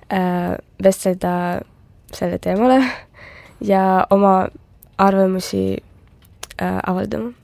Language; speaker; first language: Estonian; non-native, local second language; Russian